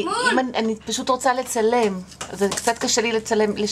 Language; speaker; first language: Hebrew; native; Hebrew